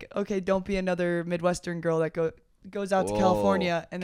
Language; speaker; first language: English; native; English